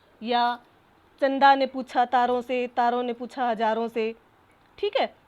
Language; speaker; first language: Hindi; native; Hindi